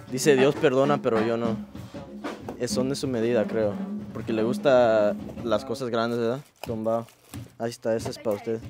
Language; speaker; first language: Spanish; early bilingual, heritage; Spanish